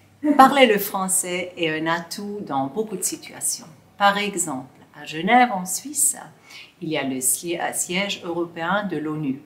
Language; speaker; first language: French; non-native, local second language; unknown